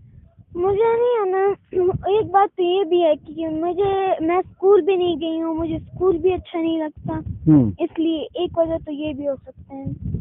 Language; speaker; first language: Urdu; non-native, local second language; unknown